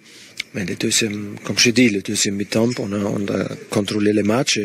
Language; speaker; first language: French; non-native, learner; Spanish